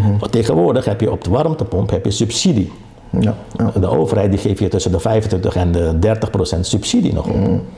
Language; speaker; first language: Dutch; early bilingual, other home language; Caribbean Hindustani